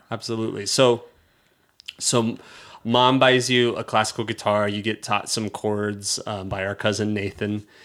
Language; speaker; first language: English; native; English